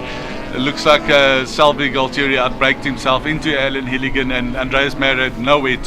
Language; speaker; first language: English; native; English